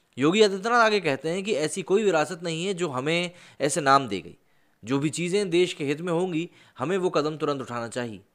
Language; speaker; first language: Hindi; native; Hindi